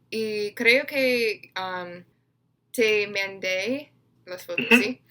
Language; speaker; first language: Spanish; non-native, learner; English